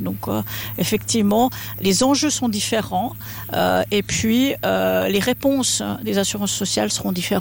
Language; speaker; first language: French; native; French